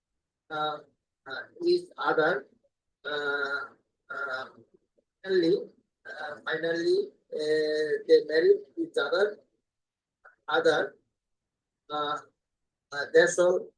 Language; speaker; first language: English; non-native, learner; Bangla